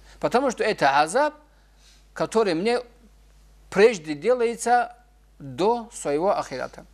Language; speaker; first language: Russian; non-native, local second language; Avaric